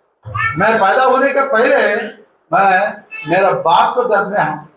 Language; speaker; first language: Hindi; non-native, local second language; Telugu